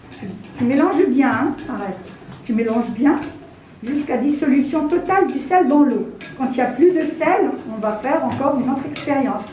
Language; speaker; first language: French; non-native, local second language; Arabic